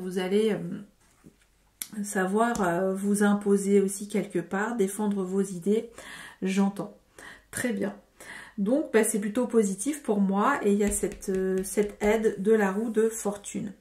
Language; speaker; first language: French; native; French